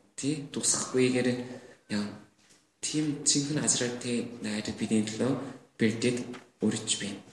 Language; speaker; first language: Mongolian; non-native, fluent; Korean